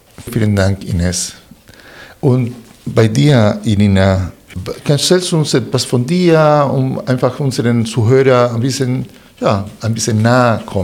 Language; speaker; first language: German; non-native, fluent; Spanish